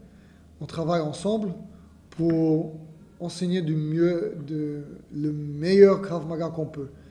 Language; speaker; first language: French; non-native, fluent; Hebrew